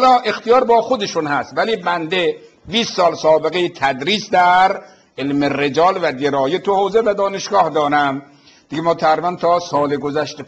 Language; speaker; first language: Persian; native; Persian